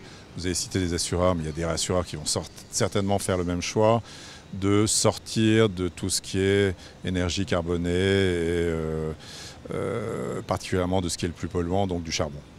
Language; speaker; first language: French; native; French